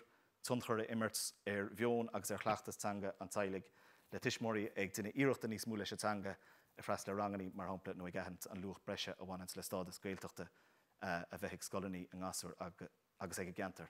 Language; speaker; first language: Irish; native; Irish